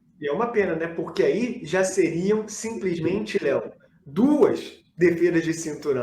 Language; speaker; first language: Portuguese; native; Portuguese